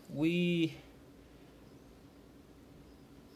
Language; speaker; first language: English; non-native, fluent; Vietnamese